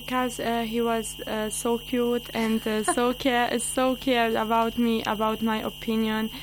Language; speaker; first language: English; non-native, learner; Bosnian